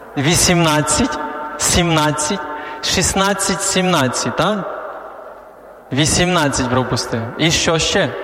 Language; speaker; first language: Ukrainian; non-native, local second language; Hungarian